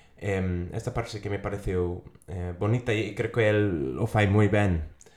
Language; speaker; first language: Galician; non-native, fluent; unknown